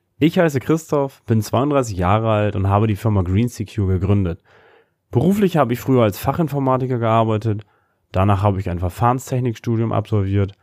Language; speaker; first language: German; native; German